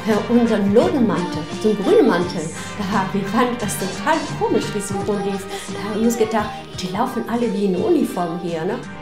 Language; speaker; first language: German; non-native, fluent; Spanish